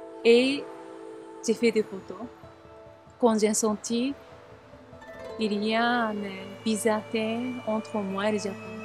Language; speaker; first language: French; non-native, learner; Japanese